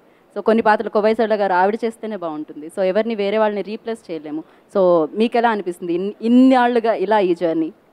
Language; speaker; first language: Telugu; native; Telugu